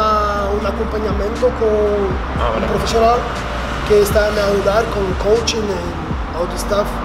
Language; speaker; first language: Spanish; non-native, learner; Portuguese